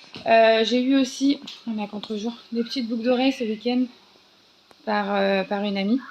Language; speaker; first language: French; native; French